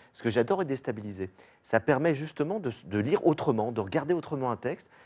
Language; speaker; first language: French; native; French